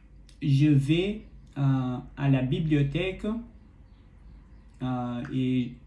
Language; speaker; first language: French; non-native, learner; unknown